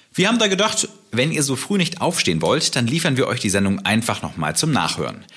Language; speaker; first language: German; native; German